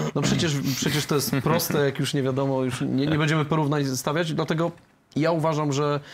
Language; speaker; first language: Polish; native; Polish